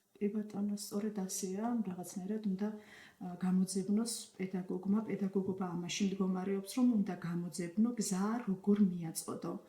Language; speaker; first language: Georgian; native; Georgian